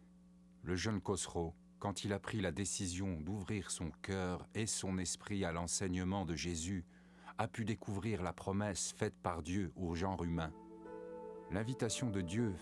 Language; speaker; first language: French; native; French